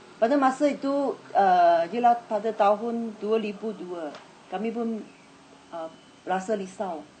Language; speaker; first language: Malay; non-native, local second language; Chinese